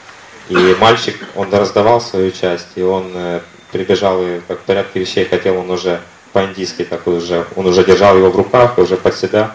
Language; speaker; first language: Russian; native; Russian